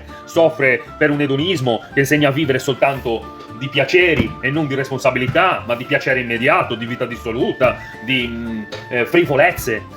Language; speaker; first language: Italian; native; Italian